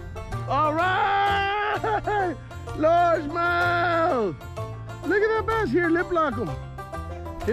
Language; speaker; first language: English; native; English